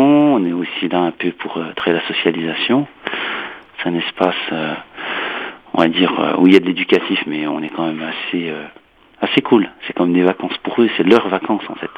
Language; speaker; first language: French; native; French